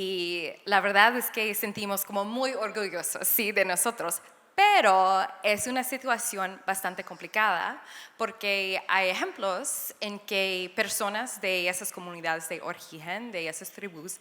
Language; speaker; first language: Spanish; non-native, fluent; English